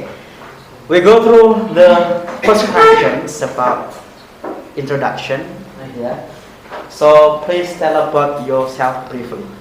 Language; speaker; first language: English; non-native, fluent; Indonesian